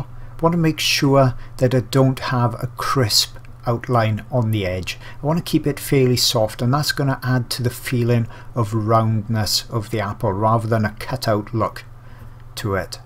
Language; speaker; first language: English; native; English